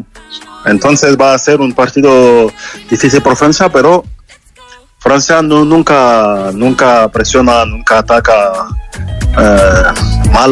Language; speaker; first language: Spanish; non-native, fluent; French